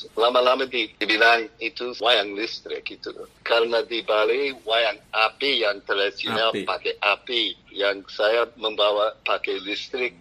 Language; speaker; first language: Indonesian; non-native, fluent; English